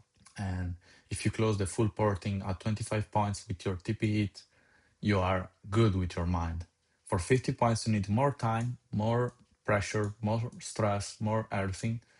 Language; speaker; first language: English; non-native, fluent; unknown